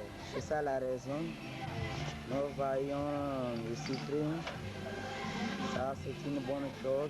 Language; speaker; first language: French; non-native, local second language; Swahili